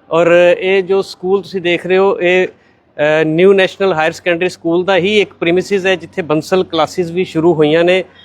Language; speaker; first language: Punjabi; native; Punjabi